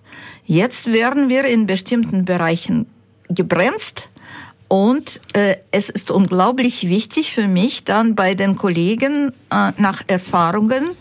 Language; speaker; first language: German; non-native, fluent; Ukrainian